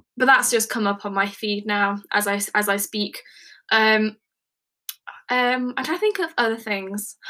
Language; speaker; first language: English; native; English